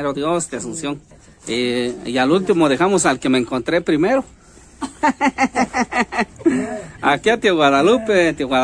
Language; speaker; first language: Spanish; native; Spanish